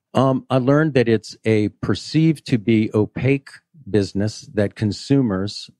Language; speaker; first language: English; native; English